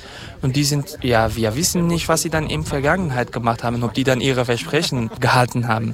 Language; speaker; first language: German; non-native, fluent; Kurdish